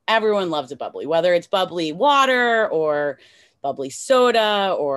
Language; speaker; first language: English; native; English